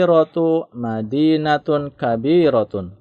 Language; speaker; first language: Arabic; non-native, fluent; Indonesian